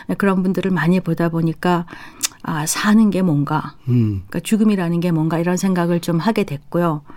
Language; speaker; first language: Korean; native; Korean